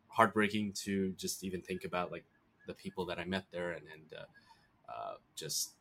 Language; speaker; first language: English; early bilingual, other home language; Bangla